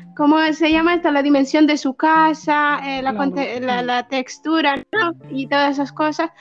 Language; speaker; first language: Spanish; early bilingual, other home language; Arabic